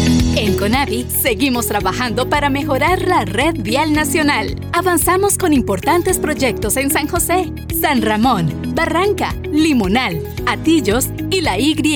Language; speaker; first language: Spanish; native; Spanish